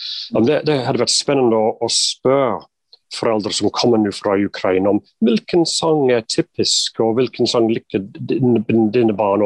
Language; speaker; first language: Norwegian; non-native, fluent; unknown